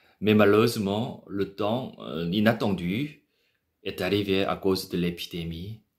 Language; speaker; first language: French; non-native, learner; Korean